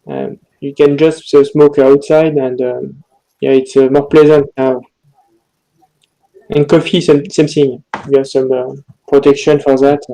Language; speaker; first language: English; non-native, learner; French